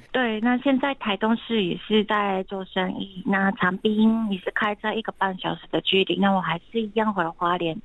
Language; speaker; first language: Chinese; non-native, fluent; Japanese